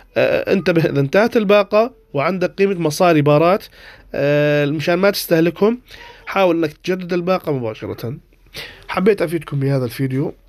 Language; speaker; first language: Arabic; native; Arabic